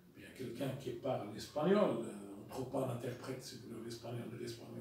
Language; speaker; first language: French; non-native, local second language; Arabic